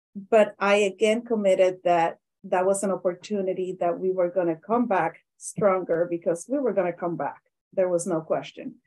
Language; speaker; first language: English; non-native, fluent; Spanish